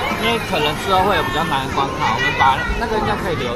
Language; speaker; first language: Chinese; native; Chinese